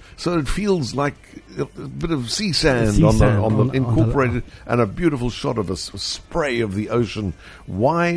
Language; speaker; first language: English; native; English